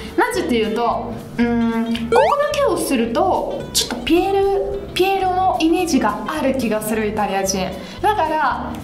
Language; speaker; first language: Japanese; non-native, fluent; Italian